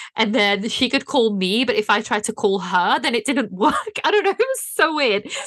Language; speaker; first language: English; non-native, fluent; Dutch